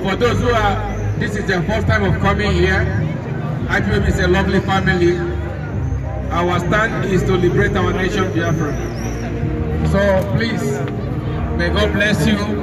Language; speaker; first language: English; non-native, local second language; Igbo